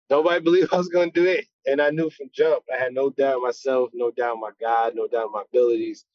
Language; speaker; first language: English; native; English